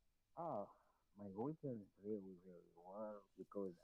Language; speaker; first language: English; non-native, learner; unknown